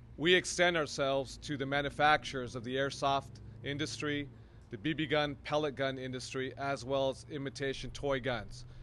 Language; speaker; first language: English; early bilingual, other home language; Spanish